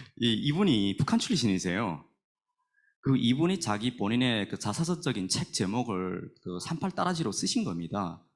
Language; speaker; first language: Korean; native; Korean